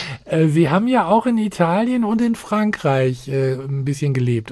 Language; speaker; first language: German; native; German